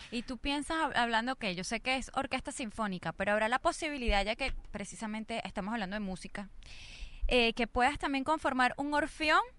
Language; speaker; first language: Spanish; native; Spanish